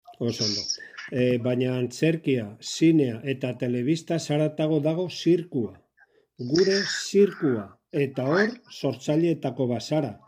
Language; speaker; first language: Basque; native; Basque